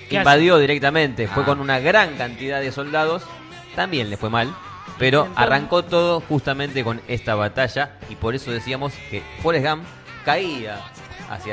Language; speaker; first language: Spanish; native; Spanish